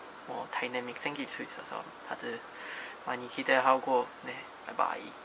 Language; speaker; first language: Korean; non-native, fluent; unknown